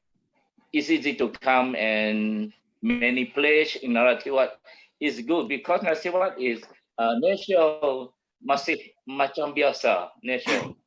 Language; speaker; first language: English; non-native, learner; Malay